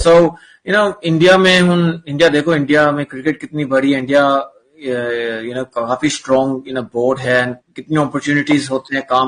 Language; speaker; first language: Hindi; non-native, fluent; English